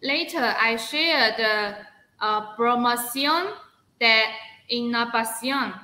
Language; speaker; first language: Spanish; non-native, learner; Chinese